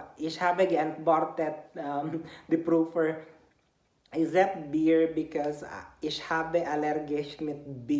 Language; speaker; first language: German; non-native, learner; Cebuano